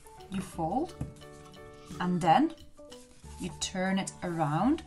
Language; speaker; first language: English; non-native, fluent; Italian